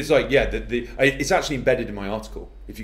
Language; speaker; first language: English; native; English